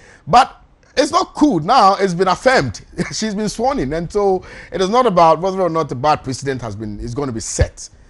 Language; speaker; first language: English; non-native, local second language; Akan